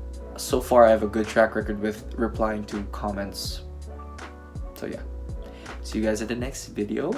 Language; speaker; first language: English; non-native, local second language; Filipino